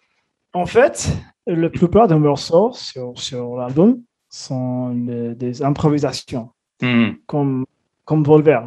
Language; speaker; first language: French; non-native, fluent; English